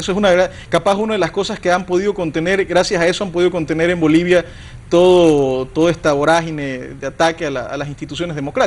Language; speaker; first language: Spanish; native; Spanish